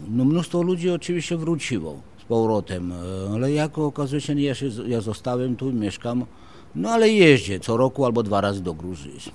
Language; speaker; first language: Polish; non-native, fluent; Georgian